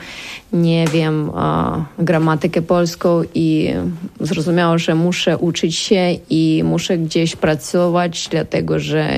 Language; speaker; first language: Polish; non-native, learner; Ukrainian